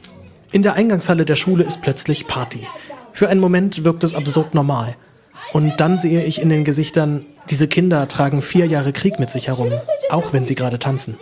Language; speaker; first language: German; native; German